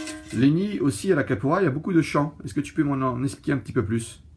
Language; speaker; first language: French; native; French